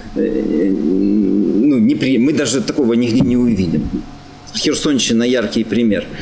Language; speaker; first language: Russian; native; Russian